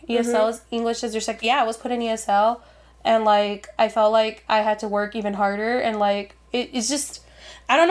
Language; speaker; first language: English; early bilingual, other home language; Spanish